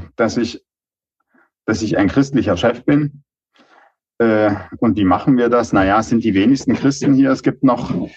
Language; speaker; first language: German; native; German